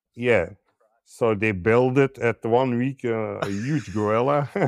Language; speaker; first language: English; non-native, learner; Dutch